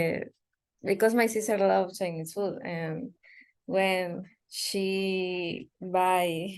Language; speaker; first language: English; non-native, learner; Spanish